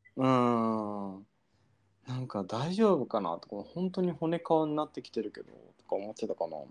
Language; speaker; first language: Japanese; early bilingual, heritage; Japanese